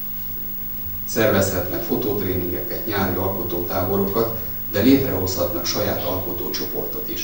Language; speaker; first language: Hungarian; native; Hungarian